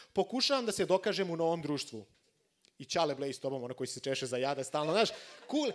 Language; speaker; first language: Croatian; non-native, fluent; Macedonian